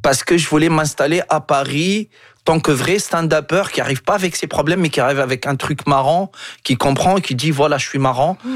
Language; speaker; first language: French; non-native, local second language; Arabic